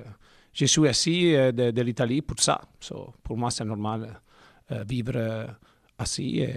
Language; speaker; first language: French; non-native, learner; Italian